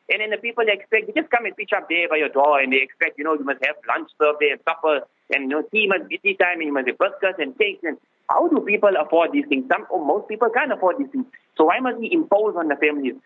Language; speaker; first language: English; native; English